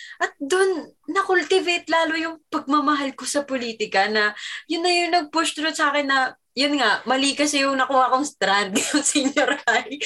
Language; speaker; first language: Filipino; native; Filipino